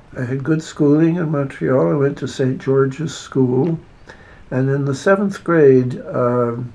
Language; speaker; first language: English; native; English